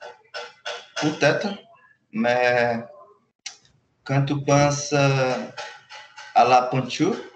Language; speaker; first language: French; non-native, learner; Portuguese